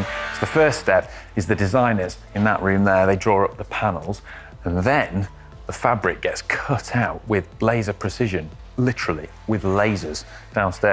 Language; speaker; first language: English; native; English